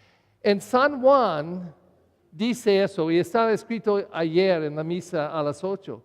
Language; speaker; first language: Spanish; non-native, learner; English